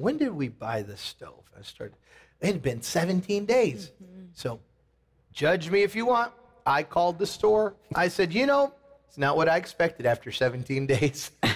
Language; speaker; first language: English; native; English